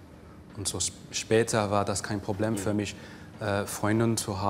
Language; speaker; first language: German; non-native, fluent; English